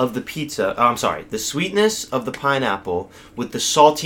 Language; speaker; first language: English; native; English